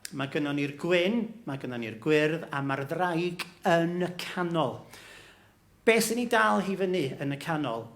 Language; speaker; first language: Welsh; native; Welsh